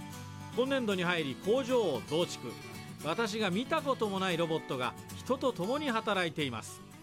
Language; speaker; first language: Japanese; native; Japanese